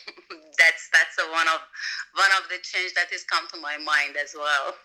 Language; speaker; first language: English; non-native, learner; Persian